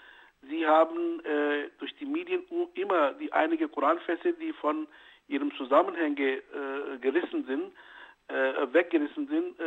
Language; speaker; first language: German; non-native, fluent; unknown